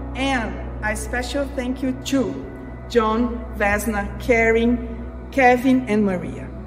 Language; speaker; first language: English; non-native, fluent; Portuguese